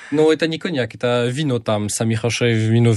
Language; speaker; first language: Russian; non-native, fluent; French